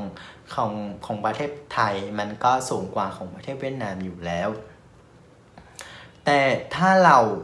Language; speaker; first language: Thai; non-native, fluent; Vietnamese